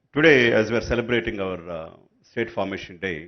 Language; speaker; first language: English; non-native, local second language; Telugu